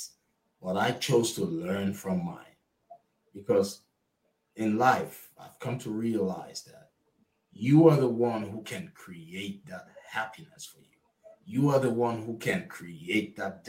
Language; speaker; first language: English; non-native, local second language; Igbo